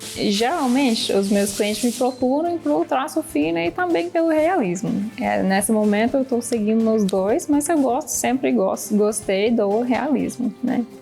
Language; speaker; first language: Portuguese; non-native, fluent; English